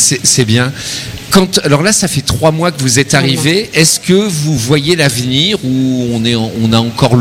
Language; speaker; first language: French; native; French